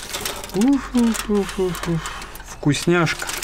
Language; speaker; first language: Russian; native; Russian